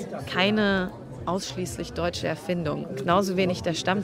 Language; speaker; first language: German; native; German